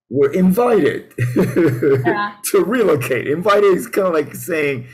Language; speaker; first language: English; early bilingual, other home language; Spanish